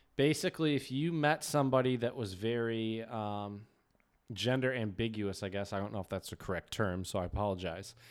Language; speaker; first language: English; native; English